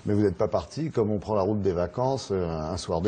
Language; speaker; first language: French; native; French